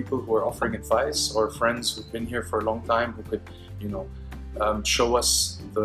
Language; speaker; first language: English; non-native, local second language; Arabic